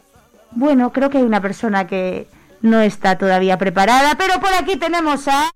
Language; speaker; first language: Spanish; native; Spanish